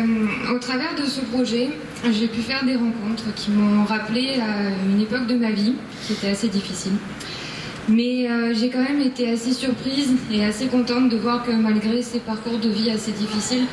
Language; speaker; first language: French; native; French